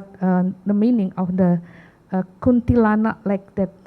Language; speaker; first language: English; non-native, learner; Indonesian